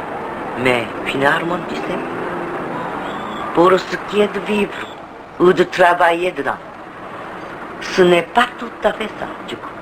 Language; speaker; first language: French; non-native, fluent; Korean